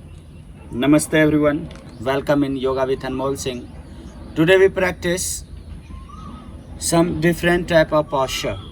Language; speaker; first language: English; non-native, local second language; Hindi